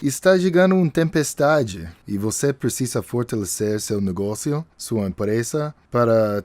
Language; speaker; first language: Portuguese; non-native, fluent; English